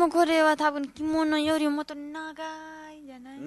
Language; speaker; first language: Japanese; non-native, learner; Nepali